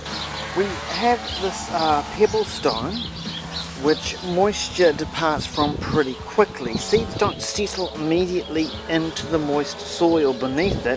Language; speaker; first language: English; native; English